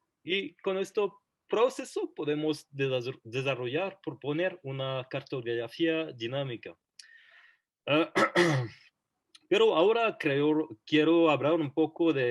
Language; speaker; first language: Spanish; non-native, fluent; French